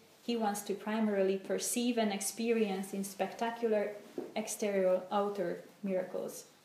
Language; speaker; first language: English; non-native, fluent; Hungarian